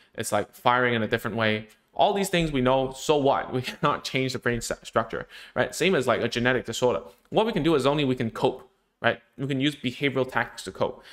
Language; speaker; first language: English; non-native, local second language; Cantonese